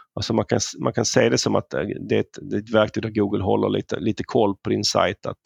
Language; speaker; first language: Swedish; native; Swedish